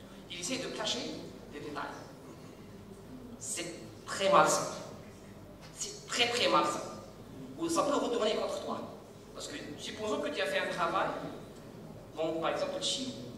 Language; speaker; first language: French; non-native, local second language; Arabic